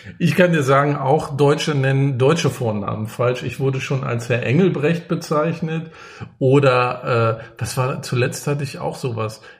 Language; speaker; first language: German; native; German